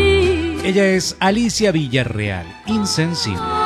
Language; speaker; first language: Spanish; native; Spanish